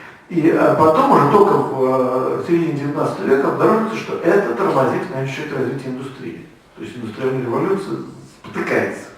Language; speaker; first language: Russian; native; Russian